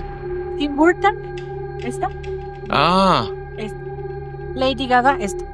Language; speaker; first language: Spanish; native; Spanish